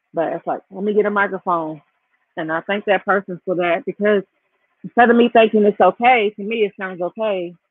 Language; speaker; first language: English; native; English